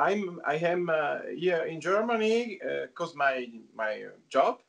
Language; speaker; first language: English; non-native, learner; Italian